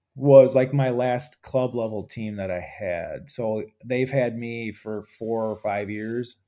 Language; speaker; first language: English; native; English